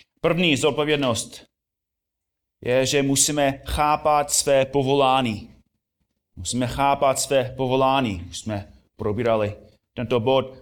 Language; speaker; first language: Czech; non-native, fluent; English